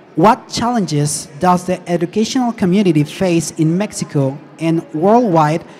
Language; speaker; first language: English; non-native, fluent; Spanish